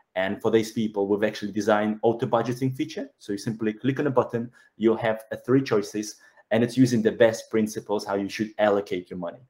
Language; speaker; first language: English; non-native, fluent; Russian